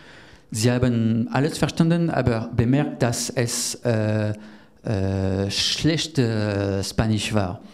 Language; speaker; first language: German; non-native, learner; French